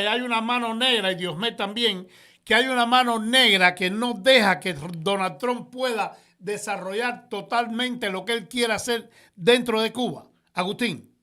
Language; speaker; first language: Spanish; native; Spanish